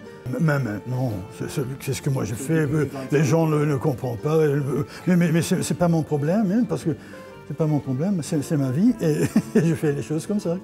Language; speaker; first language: French; non-native, fluent; Dutch